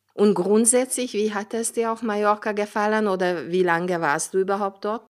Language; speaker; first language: German; non-native, fluent; Hungarian